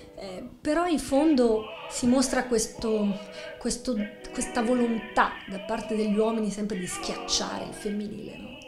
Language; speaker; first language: Italian; native; Italian